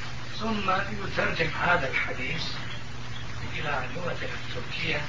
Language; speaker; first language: Arabic; non-native, fluent; Turkish